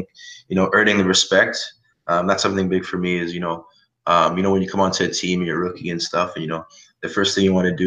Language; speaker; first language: English; native; English